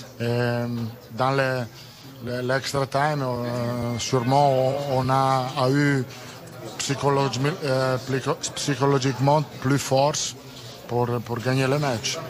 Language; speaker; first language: French; non-native, learner; Italian